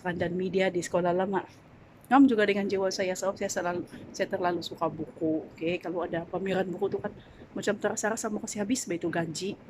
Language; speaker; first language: Malay; non-native, local second language; Central Dusun